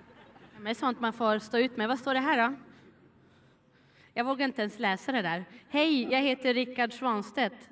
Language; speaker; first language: Swedish; native; Swedish